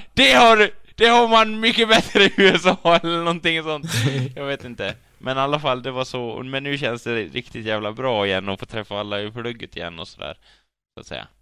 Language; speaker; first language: Swedish; native; Swedish